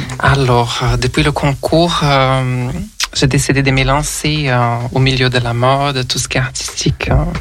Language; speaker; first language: French; non-native, fluent; Portuguese